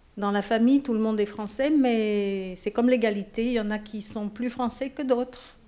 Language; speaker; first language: French; non-native, fluent; English